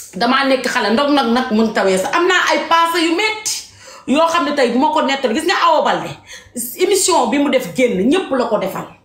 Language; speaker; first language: Wolof; native; Wolof